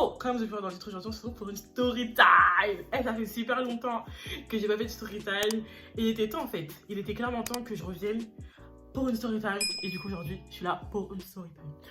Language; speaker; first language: French; early bilingual, other home language; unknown